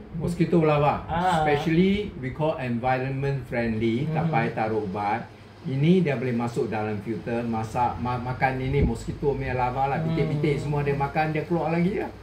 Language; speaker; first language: Malay; non-native, local second language; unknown